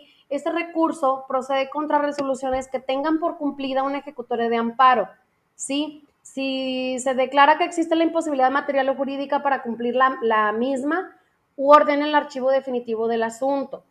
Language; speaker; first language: Spanish; native; Spanish